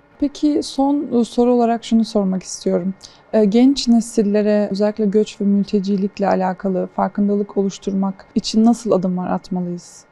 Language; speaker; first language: Turkish; native; Turkish